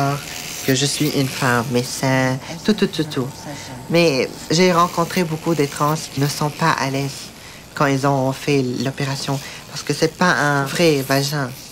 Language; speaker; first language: French; non-native, learner; Arabic